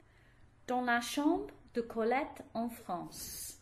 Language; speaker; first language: French; non-native, learner; English